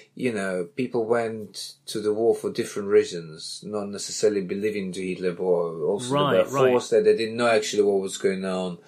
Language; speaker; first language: English; non-native, fluent; Belarusian